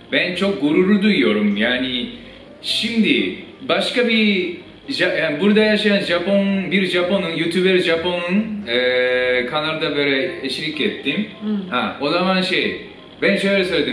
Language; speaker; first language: Turkish; non-native, fluent; Japanese